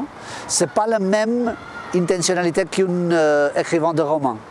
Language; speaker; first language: French; non-native, fluent; Spanish